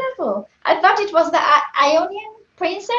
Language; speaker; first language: English; non-native, fluent; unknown